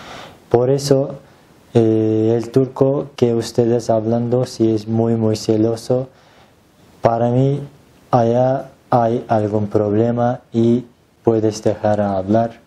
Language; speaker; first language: Spanish; non-native, learner; Turkish